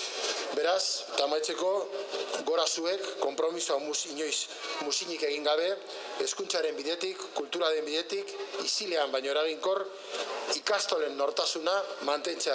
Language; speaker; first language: Basque; native; Basque